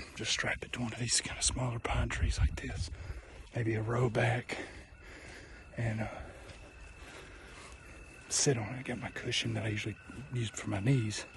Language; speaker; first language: English; native; English